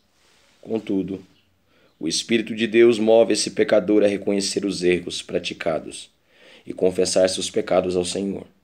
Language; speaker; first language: Portuguese; native; Portuguese